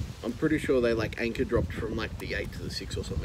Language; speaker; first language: English; native; English